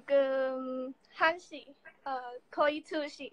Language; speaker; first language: Korean; non-native, learner; Cantonese